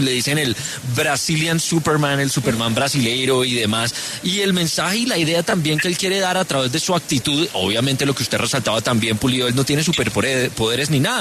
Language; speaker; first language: Spanish; native; Spanish